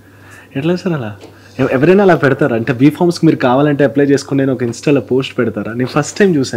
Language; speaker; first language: Telugu; native; Telugu